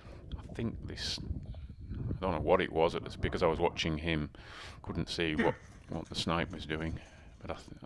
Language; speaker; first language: English; native; English